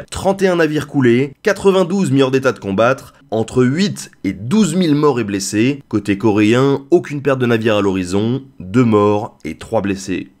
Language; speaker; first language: French; native; French